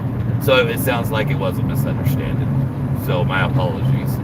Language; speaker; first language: English; native; English